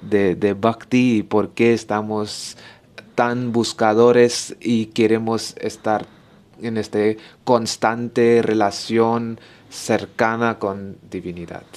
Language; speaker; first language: Spanish; non-native, learner; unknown